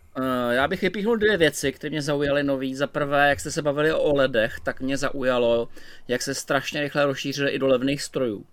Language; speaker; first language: Czech; native; Czech